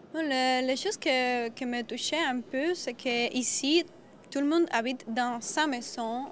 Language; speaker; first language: French; non-native, fluent; Spanish